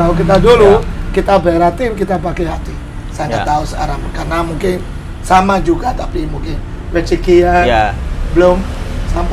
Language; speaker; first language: Indonesian; non-native, fluent; English